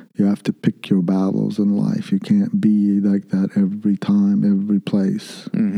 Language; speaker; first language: English; early bilingual, other home language; Arabic